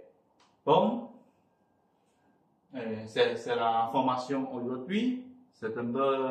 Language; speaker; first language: French; non-native, fluent; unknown